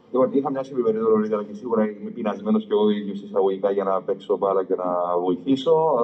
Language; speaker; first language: Greek; native; Greek